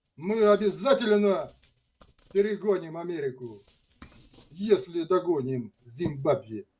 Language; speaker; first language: Russian; native; Russian